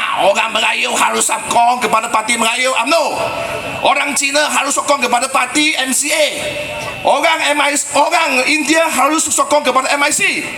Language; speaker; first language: Malay; non-native, local second language; Chinese